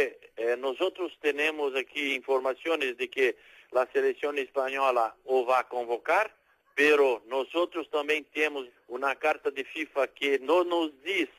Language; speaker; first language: Spanish; non-native, fluent; Portuguese